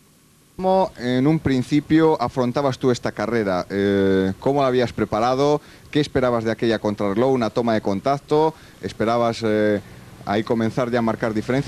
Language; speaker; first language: Spanish; native; Spanish